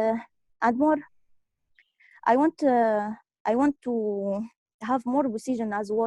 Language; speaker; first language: English; non-native, learner; Arabic